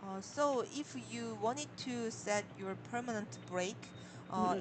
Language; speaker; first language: English; non-native, learner; Korean